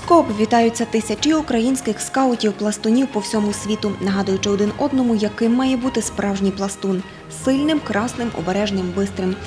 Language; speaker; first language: Ukrainian; native; Ukrainian